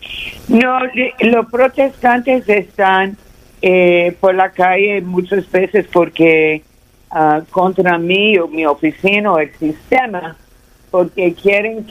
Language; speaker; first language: Spanish; early bilingual, heritage; Spanish